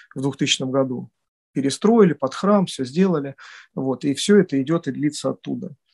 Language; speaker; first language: Russian; native; Russian